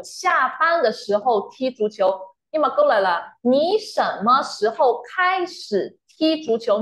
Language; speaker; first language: Chinese; non-native, fluent; Vietnamese